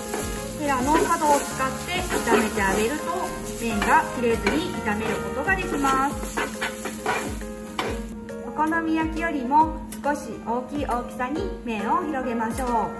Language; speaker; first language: Japanese; native; Japanese